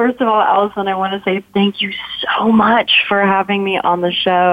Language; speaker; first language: English; native; English